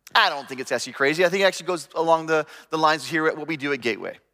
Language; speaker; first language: English; native; English